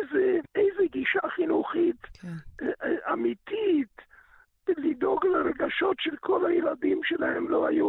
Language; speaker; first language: Hebrew; early bilingual, other home language; Yiddish